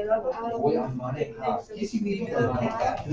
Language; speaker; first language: Spanish; non-native, fluent; English